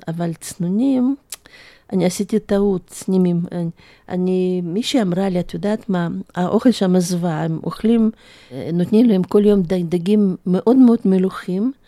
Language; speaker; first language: Hebrew; non-native, fluent; Russian